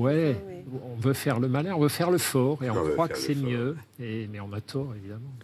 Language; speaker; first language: French; native; French